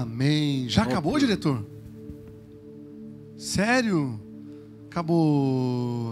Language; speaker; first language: Portuguese; native; Portuguese